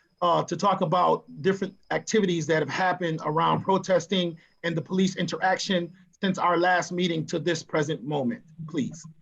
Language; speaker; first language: English; native; English